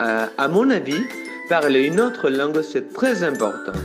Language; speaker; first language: French; non-native, fluent; Spanish